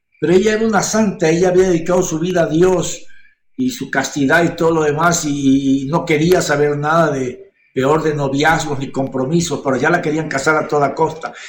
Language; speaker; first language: Spanish; native; Spanish